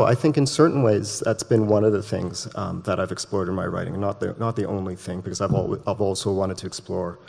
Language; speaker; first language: English; native; English